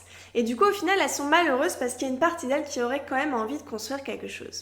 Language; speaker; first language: French; native; French